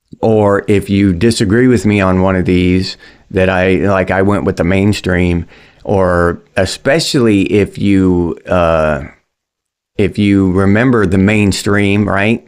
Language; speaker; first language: English; native; English